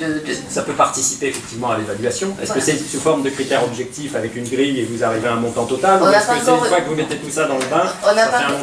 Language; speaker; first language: French; native; French